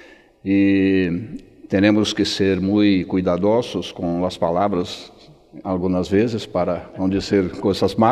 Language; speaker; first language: Spanish; non-native, fluent; Portuguese